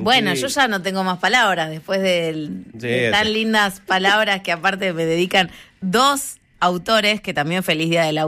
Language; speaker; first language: Spanish; native; Spanish